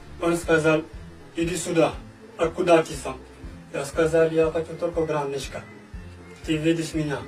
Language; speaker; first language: Russian; non-native, learner; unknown